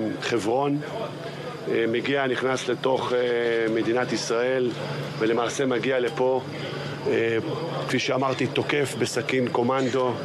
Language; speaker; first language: Hebrew; native; Hebrew